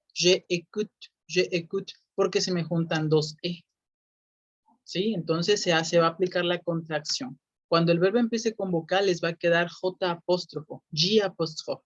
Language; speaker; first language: Spanish; native; Spanish